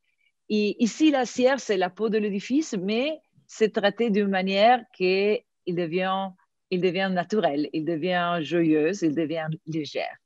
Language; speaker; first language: French; non-native, fluent; Italian